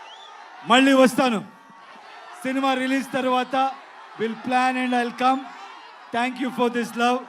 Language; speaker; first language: Telugu; non-native, learner; Kannada